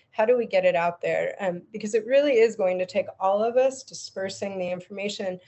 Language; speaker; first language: English; native; English